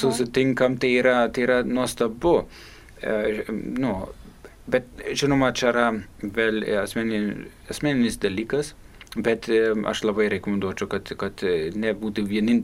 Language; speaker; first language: Lithuanian; non-native, fluent; German